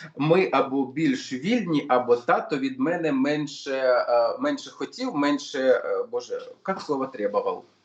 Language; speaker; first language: Ukrainian; non-native, local second language; Russian